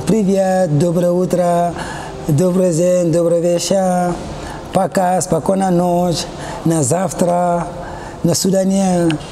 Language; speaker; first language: Russian; non-native, learner; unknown